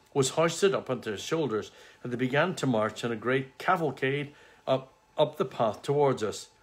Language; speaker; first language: English; native; English